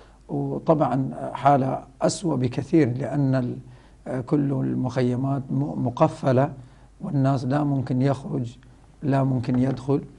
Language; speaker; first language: Arabic; non-native, fluent; Rohingya